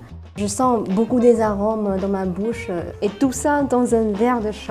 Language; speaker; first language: French; non-native, fluent; Chinese